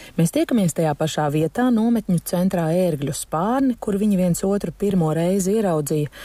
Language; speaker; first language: Latvian; native; Latvian